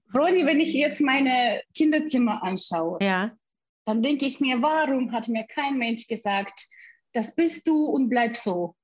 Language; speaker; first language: German; non-native, fluent; Russian